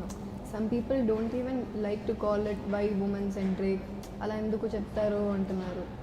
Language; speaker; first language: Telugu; non-native, fluent; Malayalam